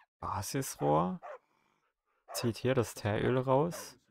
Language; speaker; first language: German; native; German